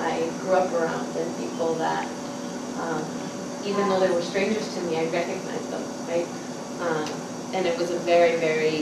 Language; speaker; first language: English; native; English